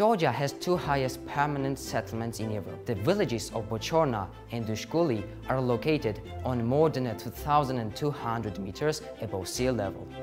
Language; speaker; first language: English; non-native, learner; Georgian